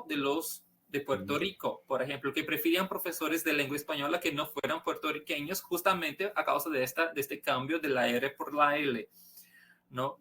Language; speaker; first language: Spanish; non-native, fluent; Portuguese